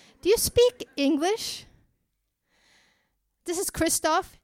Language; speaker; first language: English; native; English